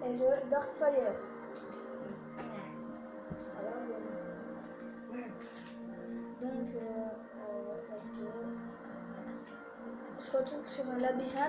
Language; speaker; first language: French; native; French